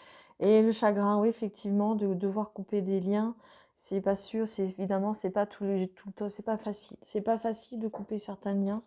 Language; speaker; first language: French; native; French